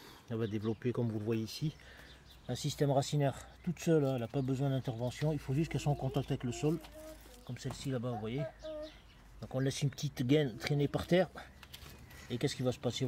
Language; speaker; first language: French; native; French